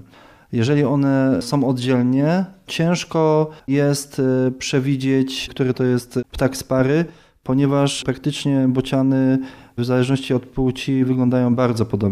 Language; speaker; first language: Polish; native; Polish